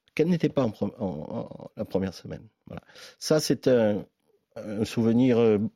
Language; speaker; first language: French; native; French